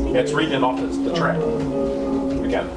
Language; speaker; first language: English; native; English